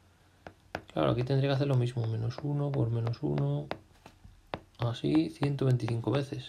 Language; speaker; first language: Spanish; native; Spanish